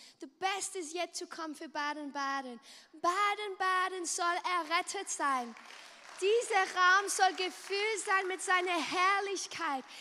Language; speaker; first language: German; non-native, local second language; French